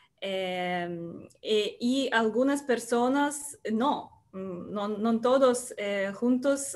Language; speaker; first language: Spanish; non-native, learner; Russian